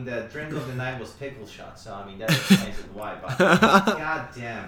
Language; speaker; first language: English; non-native, fluent; Polish